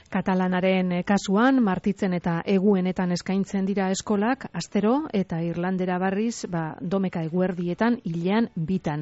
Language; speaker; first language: Basque; native; Basque